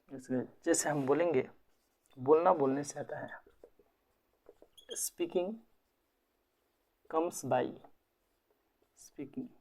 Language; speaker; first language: Hindi; native; Hindi